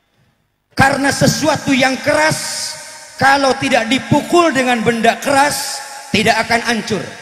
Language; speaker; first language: Indonesian; non-native, local second language; Sundanese